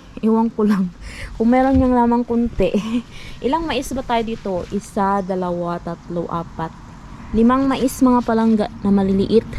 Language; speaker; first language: Filipino; non-native, local second language; Hiligaynon